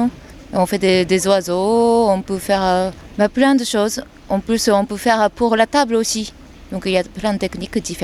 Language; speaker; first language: French; non-native, fluent; Japanese